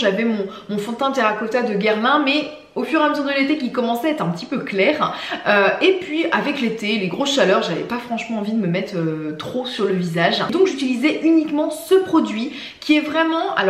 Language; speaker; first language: French; native; French